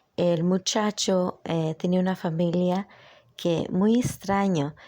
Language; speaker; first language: Spanish; early bilingual, heritage; Spanish